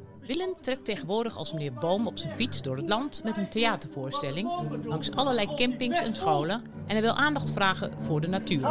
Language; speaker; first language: Dutch; native; Dutch